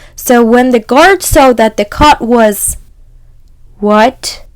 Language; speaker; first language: English; non-native, fluent; Persian